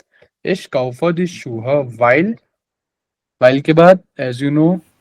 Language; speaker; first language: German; non-native, fluent; Hindi